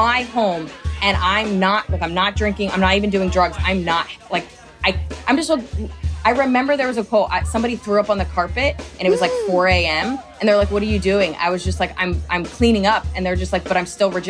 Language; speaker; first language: English; native; English